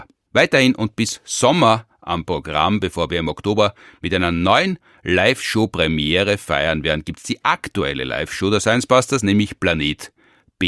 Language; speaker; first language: German; native; German